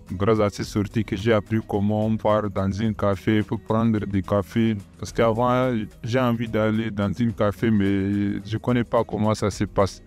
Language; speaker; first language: French; non-native, learner; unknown